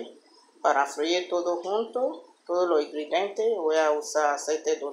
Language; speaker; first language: Spanish; non-native, learner; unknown